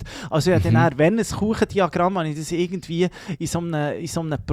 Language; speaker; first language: German; native; German